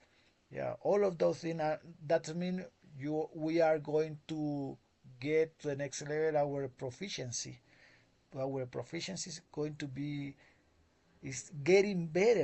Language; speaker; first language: English; non-native, learner; Spanish